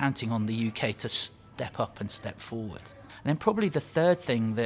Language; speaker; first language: English; native; English